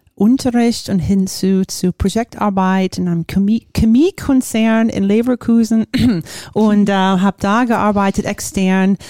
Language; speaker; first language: German; non-native, fluent; English